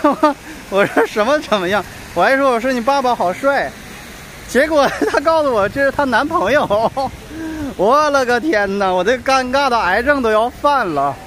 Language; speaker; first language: Chinese; native; Chinese